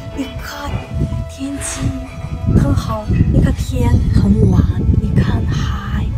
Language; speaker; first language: Chinese; non-native, learner; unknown